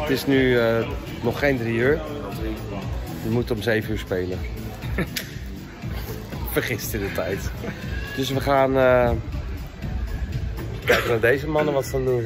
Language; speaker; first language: Dutch; native; Dutch